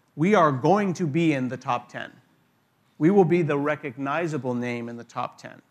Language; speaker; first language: English; native; English